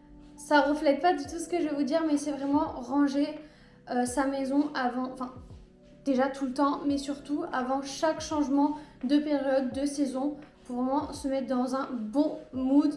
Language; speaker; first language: French; native; French